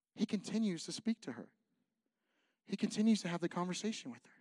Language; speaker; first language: English; native; English